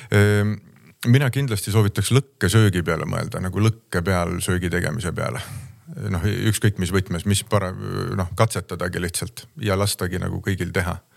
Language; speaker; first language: Estonian; native; Estonian